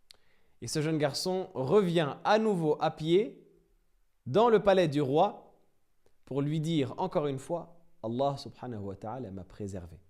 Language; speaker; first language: French; native; French